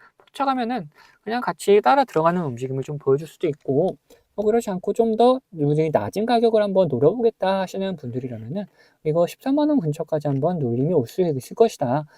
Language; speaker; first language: Korean; native; Korean